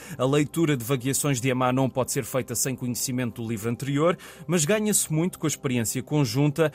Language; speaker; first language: Portuguese; native; Portuguese